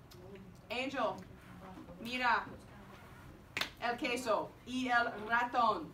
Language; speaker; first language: Spanish; non-native, fluent; English